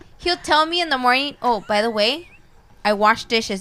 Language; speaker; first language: English; early bilingual, other home language; Spanish